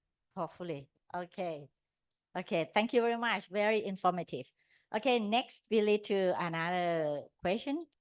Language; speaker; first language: English; non-native, learner; Thai